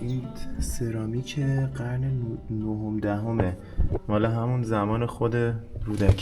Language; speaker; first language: Persian; native; Persian